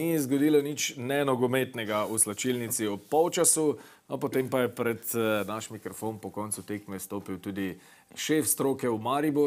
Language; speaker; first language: Slovenian; native; Slovenian